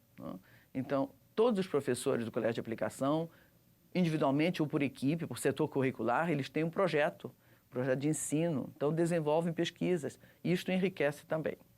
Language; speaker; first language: Portuguese; early bilingual, other home language; Russian